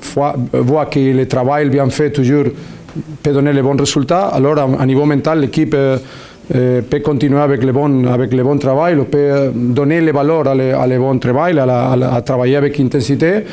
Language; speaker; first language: French; non-native, learner; Spanish